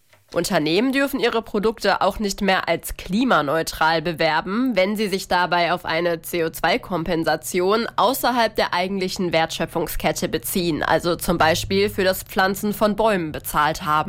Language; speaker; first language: German; native; German